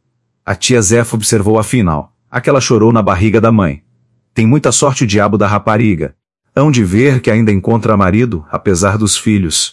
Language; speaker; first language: Portuguese; native; Portuguese